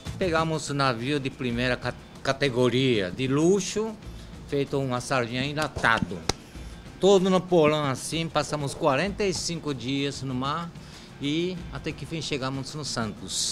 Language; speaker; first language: Portuguese; non-native, fluent; Japanese